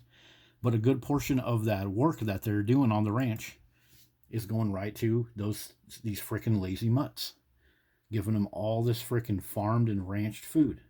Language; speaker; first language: English; native; English